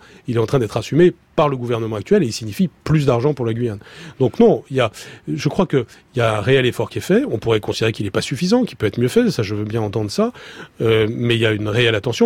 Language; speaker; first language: French; native; French